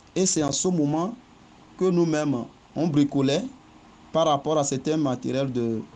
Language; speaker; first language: French; non-native, local second language; Ewe